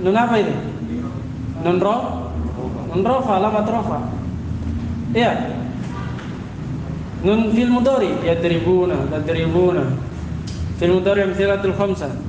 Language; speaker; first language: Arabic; non-native, fluent; Indonesian